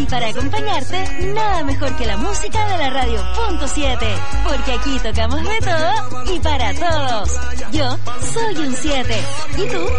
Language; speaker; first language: Spanish; native; Spanish